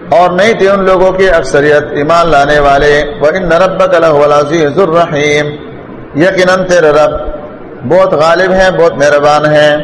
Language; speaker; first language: Urdu; non-native, local second language; Pashto